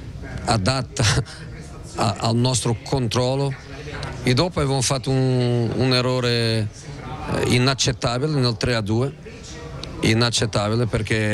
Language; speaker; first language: Italian; non-native, fluent; Portuguese